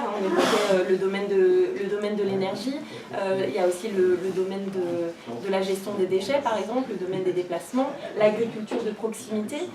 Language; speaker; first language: French; native; French